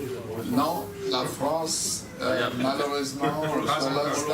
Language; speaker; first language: French; non-native, fluent; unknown